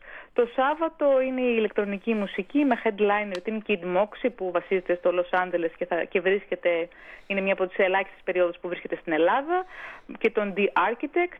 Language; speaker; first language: Greek; native; Greek